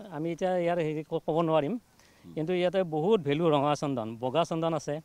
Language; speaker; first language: Assamese; native; Assamese